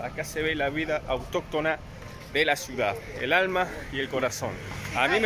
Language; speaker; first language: Spanish; native; Spanish